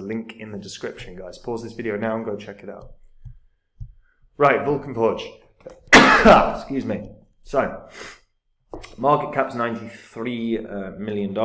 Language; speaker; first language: English; native; English